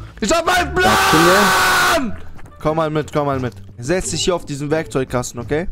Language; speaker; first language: German; native; German